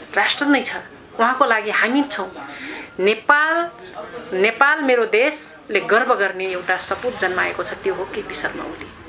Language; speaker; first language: Nepali; non-native, local second language; Rana Tharu